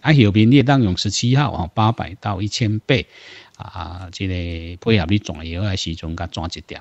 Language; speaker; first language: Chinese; non-native, local second language; Min Nan Chinese